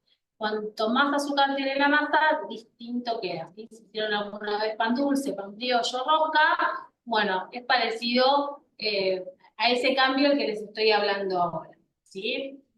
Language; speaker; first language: Spanish; native; Spanish